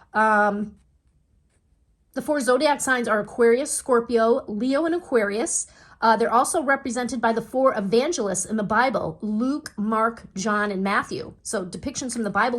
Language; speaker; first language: English; native; English